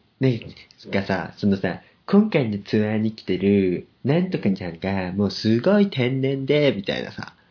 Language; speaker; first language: Japanese; native; Japanese